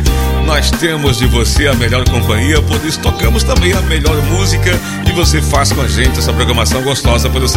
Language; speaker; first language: Portuguese; native; Portuguese